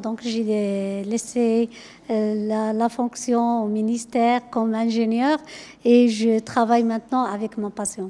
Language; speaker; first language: French; non-native, local second language; Arabic